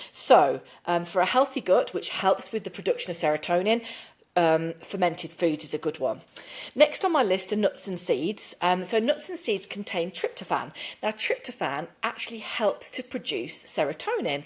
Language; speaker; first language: English; native; English